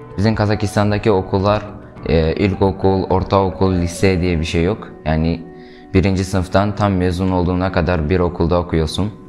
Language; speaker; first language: Turkish; non-native, fluent; Uyghur